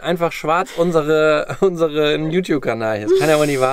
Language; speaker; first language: German; native; German